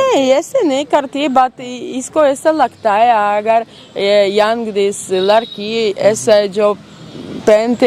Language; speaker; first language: Hindi; non-native, learner; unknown